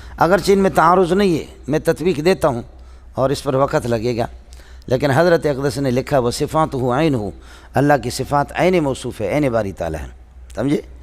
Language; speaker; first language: Urdu; non-native, local second language; Baluchi